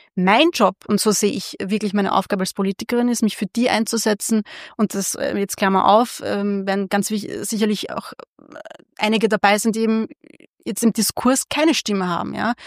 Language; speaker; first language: German; early bilingual, other home language; Hungarian